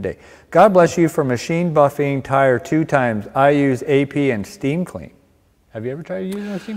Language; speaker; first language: English; native; English